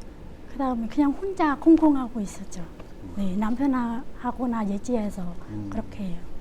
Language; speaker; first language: Korean; non-native, learner; Khmer